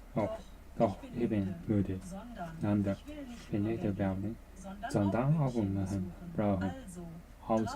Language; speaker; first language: German; non-native, learner; Japanese